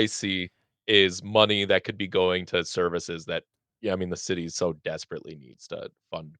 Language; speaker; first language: English; native; English